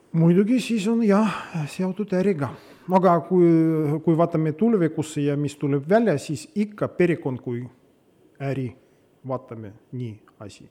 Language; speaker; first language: Estonian; non-native, local second language; Russian